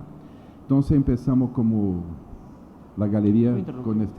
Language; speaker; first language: Spanish; non-native, learner; Portuguese